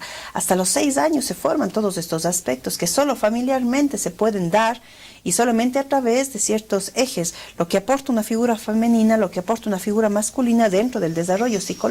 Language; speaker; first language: Spanish; native; Spanish